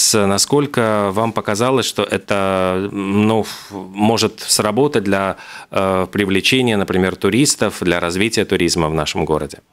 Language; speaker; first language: Russian; native; Russian